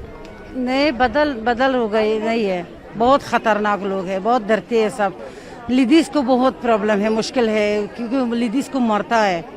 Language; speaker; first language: Hindi; non-native, learner; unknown